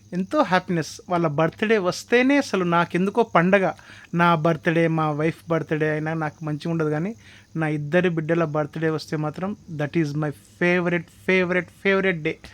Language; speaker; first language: Telugu; non-native, local second language; Lambadi